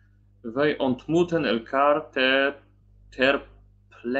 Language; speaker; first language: Dutch; non-native, learner; Polish